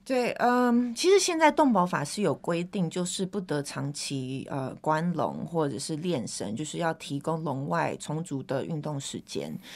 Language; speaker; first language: Chinese; early bilingual, heritage; Chinese